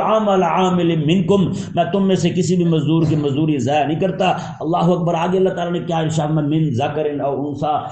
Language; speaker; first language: Urdu; non-native, local second language; Punjabi